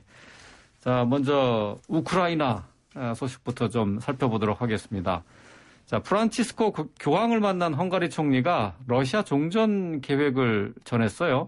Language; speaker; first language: Korean; native; Korean